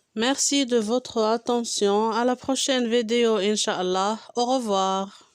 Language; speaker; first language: French; non-native, local second language; Arabic